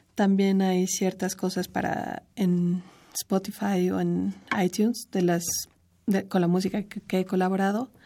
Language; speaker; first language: Spanish; native; Spanish